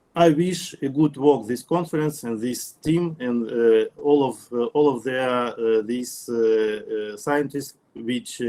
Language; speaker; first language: English; non-native, learner; Ukrainian